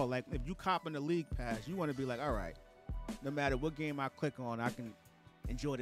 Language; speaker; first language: English; native; English